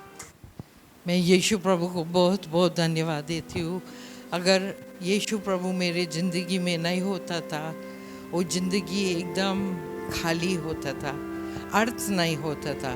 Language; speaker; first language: Hindi; non-native, local second language; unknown